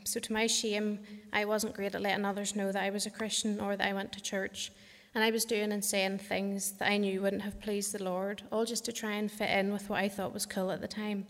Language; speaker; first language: English; native; English